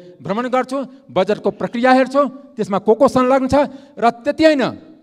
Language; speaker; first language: Nepali; non-native, local second language; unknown